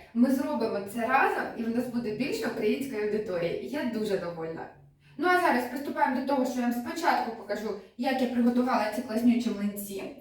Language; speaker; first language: Ukrainian; non-native, local second language; Russian